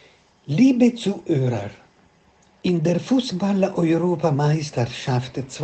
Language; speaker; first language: German; non-native, fluent; Italian